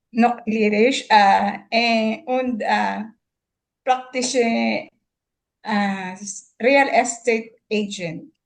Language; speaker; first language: German; non-native, learner; Filipino